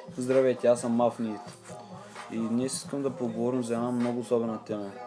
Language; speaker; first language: Bulgarian; early bilingual, other home language; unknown